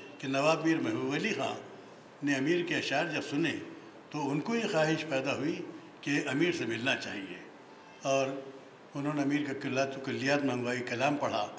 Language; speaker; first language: Urdu; native; Urdu